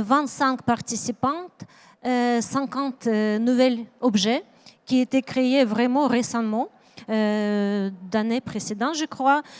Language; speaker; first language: French; non-native, learner; Ukrainian